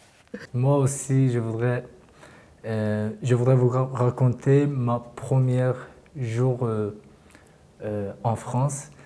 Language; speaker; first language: French; non-native, learner; Kurdish